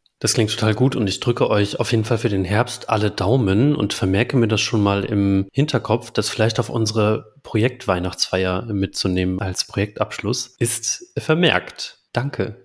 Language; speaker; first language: German; native; German